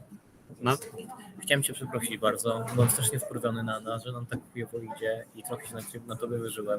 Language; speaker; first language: Polish; non-native, fluent; Ukrainian